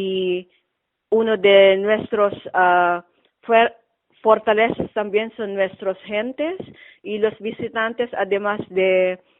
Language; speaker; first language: Spanish; non-native, fluent; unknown